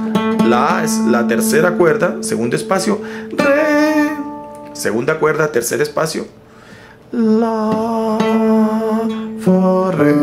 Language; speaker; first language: Spanish; native; Spanish